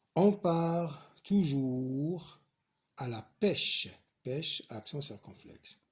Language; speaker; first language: French; non-native, local second language; Arabic